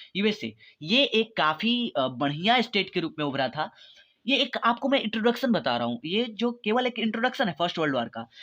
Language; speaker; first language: Hindi; native; Hindi